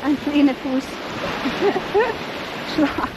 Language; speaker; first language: German; non-native, learner; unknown